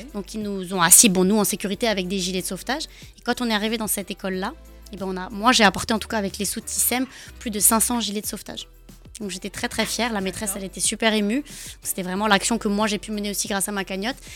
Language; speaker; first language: French; native; French